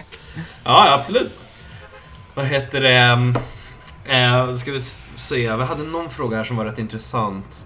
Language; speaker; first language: Swedish; native; Swedish